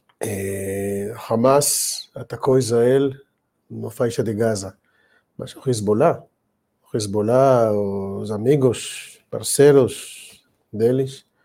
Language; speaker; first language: Portuguese; non-native, learner; Hebrew